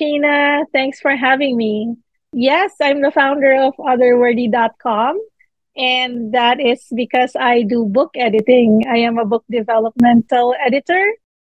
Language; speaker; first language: English; non-native, local second language; Filipino